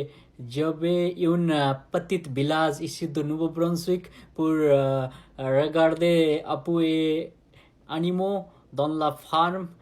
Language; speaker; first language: French; non-native, learner; Nepali